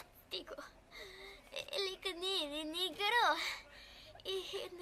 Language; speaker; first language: French; native; French